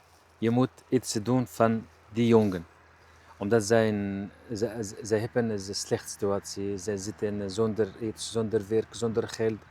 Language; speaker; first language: Dutch; non-native, learner; Arabic